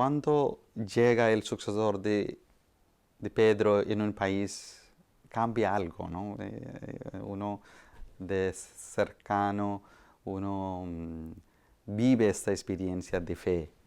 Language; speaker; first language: Spanish; non-native, fluent; Malayalam